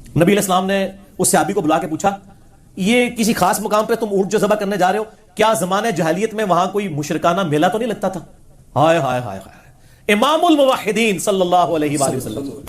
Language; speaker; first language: Urdu; non-native, local second language; Punjabi